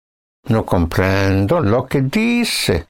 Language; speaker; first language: Spanish; non-native, fluent; English